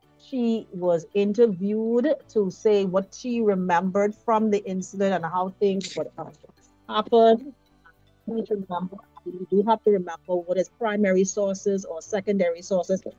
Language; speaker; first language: English; native; English